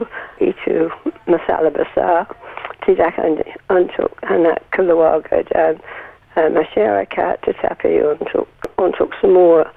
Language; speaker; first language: Indonesian; non-native, learner; English